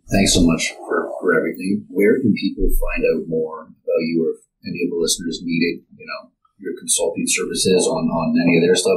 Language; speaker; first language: English; native; English